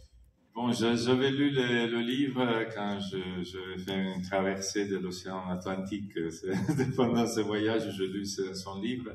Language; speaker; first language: French; non-native, fluent; Italian